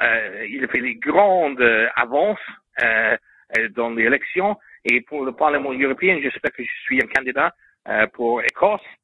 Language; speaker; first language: French; non-native, learner; English